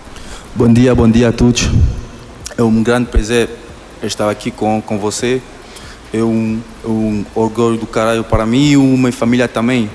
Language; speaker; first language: Portuguese; non-native, learner; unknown